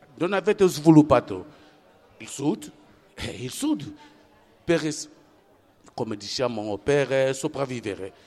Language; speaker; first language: Italian; non-native, fluent; French